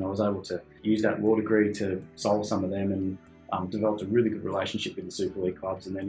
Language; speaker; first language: English; native; English